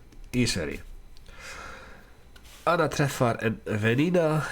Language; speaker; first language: Swedish; non-native, learner; Dutch